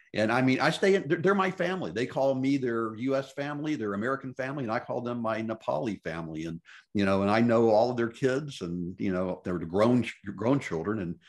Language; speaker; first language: English; native; English